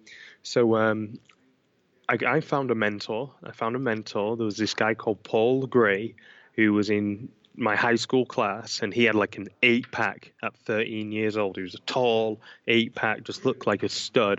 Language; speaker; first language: English; native; English